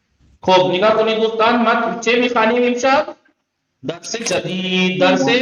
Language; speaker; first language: Persian; non-native, fluent; Urdu